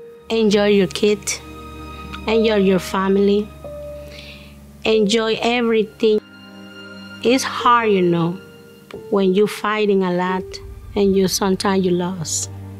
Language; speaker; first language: English; non-native, learner; Spanish